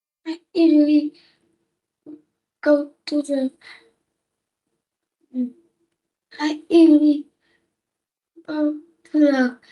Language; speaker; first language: English; non-native, learner; Vietnamese